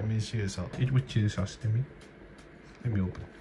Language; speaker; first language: English; non-native, learner; Vietnamese